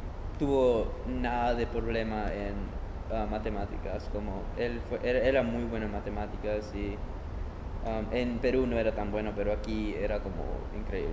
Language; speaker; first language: Spanish; early bilingual, heritage; Spanish